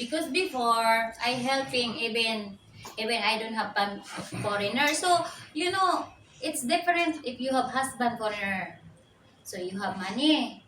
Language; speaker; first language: English; non-native, local second language; Cebuano